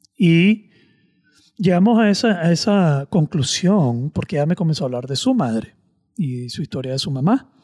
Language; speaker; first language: Spanish; native; Spanish